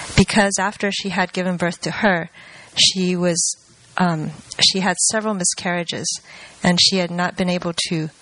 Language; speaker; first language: English; early bilingual, other home language; Chinese